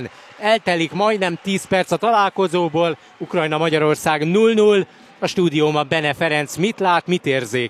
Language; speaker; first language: Hungarian; native; Hungarian